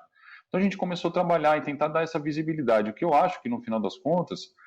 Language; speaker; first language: Portuguese; native; Portuguese